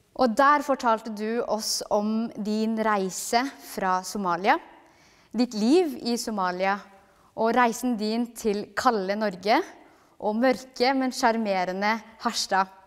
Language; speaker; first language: Norwegian; early bilingual, other home language; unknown